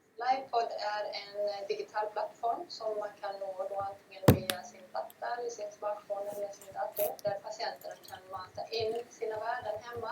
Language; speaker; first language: Swedish; native; Swedish